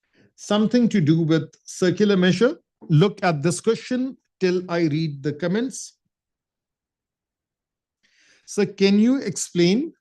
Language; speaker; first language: English; non-native, local second language; Urdu